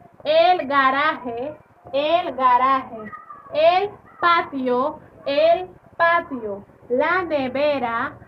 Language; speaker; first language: Spanish; non-native, fluent; Haitian Creole